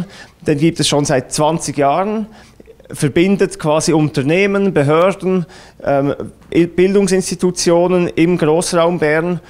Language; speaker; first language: German; native; German